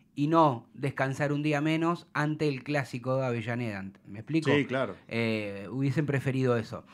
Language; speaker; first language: Spanish; native; Spanish